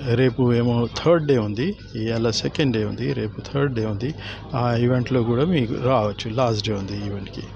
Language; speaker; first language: Telugu; non-native, local second language; Urdu